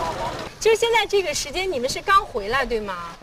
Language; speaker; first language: Chinese; native; Chinese